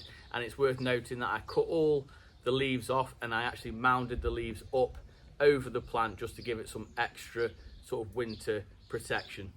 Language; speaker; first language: English; native; English